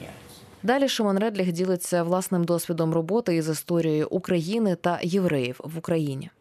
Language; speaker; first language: Ukrainian; native; Ukrainian